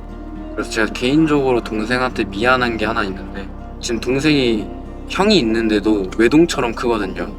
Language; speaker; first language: Korean; non-native, fluent; Japanese